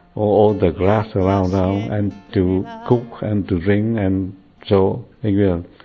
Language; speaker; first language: English; non-native, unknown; Vietnamese